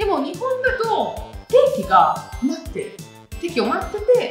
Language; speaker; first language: Japanese; non-native, fluent; Italian